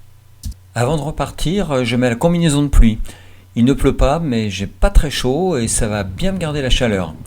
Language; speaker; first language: French; native; French